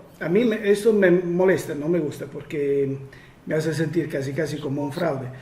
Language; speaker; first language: Spanish; non-native, fluent; Italian